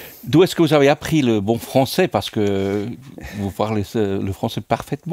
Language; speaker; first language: French; non-native, fluent; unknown